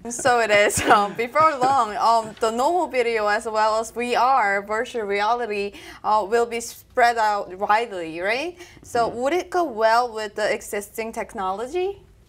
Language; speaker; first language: English; non-native, fluent; Korean